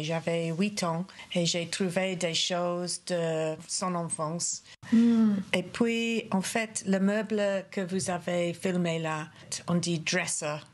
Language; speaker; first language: French; non-native, fluent; English